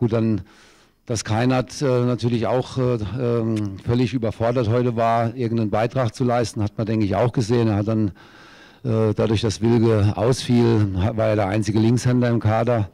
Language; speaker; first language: German; native; German